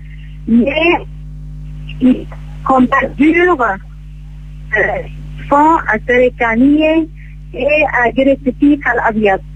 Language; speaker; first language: French; non-native, fluent; Kurdish